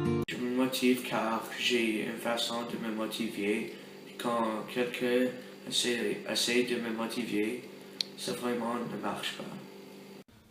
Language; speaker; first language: French; non-native, learner; English